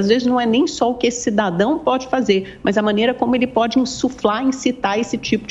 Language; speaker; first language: Portuguese; native; Portuguese